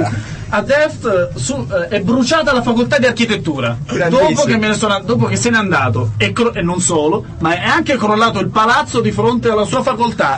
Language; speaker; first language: Italian; native; Italian